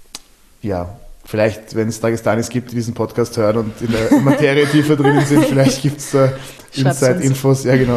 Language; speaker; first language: German; native; German